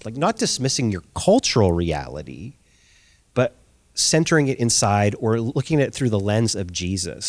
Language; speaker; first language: English; native; English